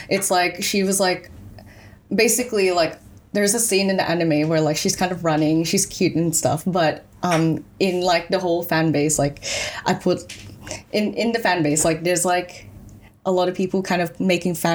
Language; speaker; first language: English; early bilingual, other home language; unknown